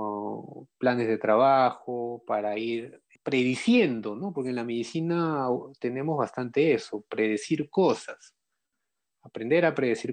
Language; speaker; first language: Spanish; native; Spanish